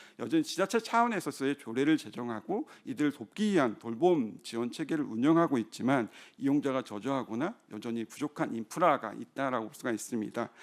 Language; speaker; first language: Korean; native; Korean